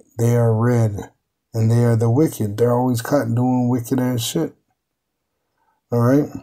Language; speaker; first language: English; native; English